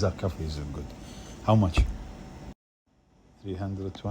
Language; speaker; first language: English; non-native, learner; Arabic